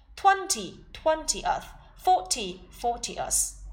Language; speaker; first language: English; non-native, fluent; Chinese